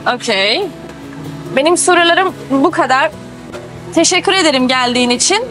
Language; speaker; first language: Turkish; early bilingual, heritage; Turkish